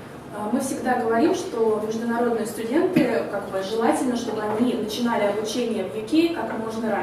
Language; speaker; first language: Russian; native; Russian